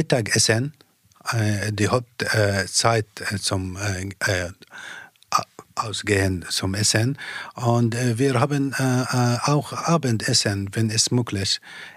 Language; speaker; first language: German; non-native, learner; Persian